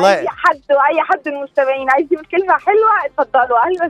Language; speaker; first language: Arabic; native; Arabic